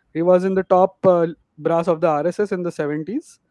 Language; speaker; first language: Hindi; non-native, local second language; Marathi